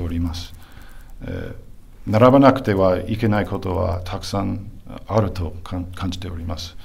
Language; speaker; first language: Japanese; non-native, fluent; English